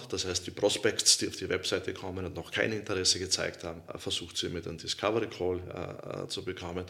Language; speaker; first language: German; native; German